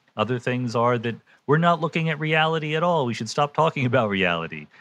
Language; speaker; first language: English; native; English